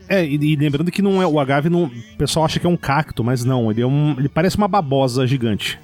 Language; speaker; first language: Portuguese; native; Portuguese